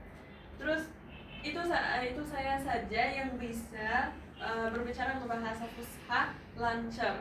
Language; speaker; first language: Indonesian; non-native, fluent; Arabic